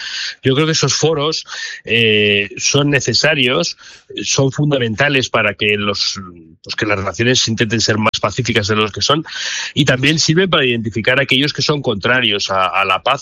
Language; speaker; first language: Spanish; native; Spanish